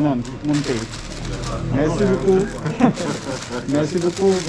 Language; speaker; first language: French; non-native, learner; Marathi